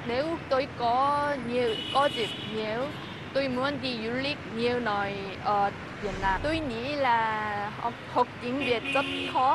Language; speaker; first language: Vietnamese; non-native, learner; Korean